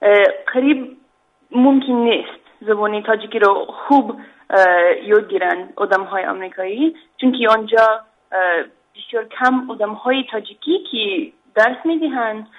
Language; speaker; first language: Persian; non-native, learner; English